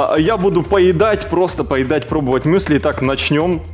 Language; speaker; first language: Russian; native; Russian